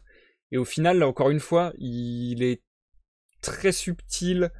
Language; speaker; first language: French; native; French